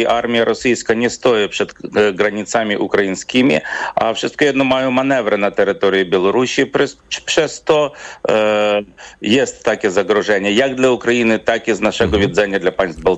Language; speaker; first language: Polish; non-native, fluent; Ukrainian